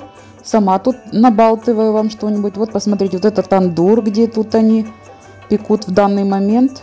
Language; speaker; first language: Russian; native; Russian